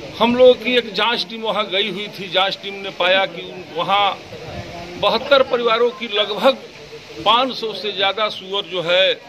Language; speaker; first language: Hindi; native; Hindi